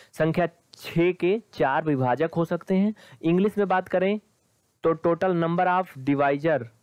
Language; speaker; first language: Hindi; native; Hindi